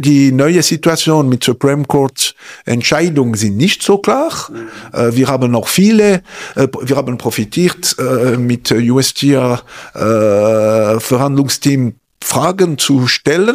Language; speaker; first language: German; non-native, local second language; French